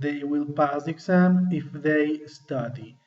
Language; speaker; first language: English; non-native, fluent; Spanish